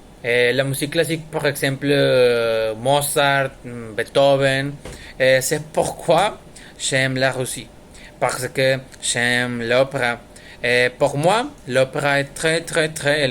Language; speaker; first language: French; non-native, learner; Spanish